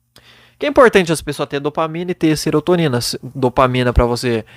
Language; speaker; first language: Portuguese; native; Portuguese